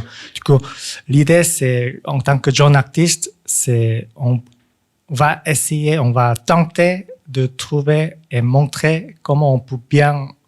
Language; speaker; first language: French; non-native, fluent; Korean